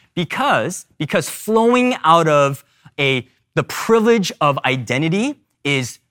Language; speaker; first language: English; early bilingual, other home language; Korean